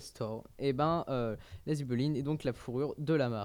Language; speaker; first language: French; native; French